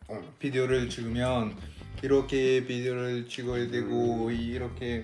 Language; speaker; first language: Korean; non-native, fluent; Russian